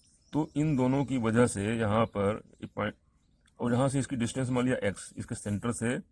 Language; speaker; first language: Hindi; native; Hindi